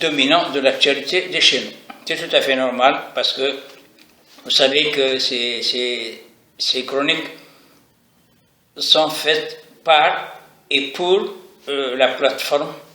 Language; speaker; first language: French; non-native, local second language; Arabic